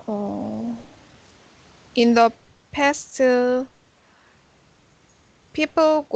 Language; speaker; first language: English; non-native, learner; Korean